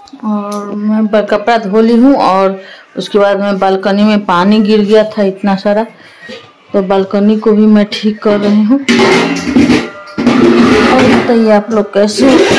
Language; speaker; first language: Hindi; non-native, local second language; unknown